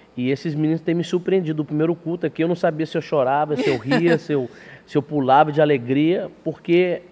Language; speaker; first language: Portuguese; early bilingual, heritage; English